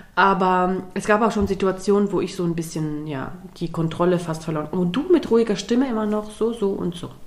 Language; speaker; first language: German; early bilingual, other home language; Russian